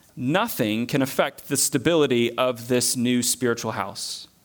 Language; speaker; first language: English; native; English